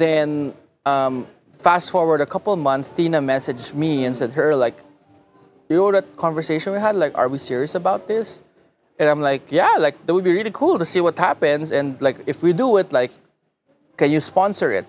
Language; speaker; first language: English; non-native, local second language; Filipino